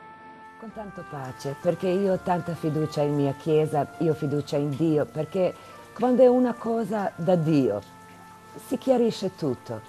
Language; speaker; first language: Italian; non-native, fluent; Croatian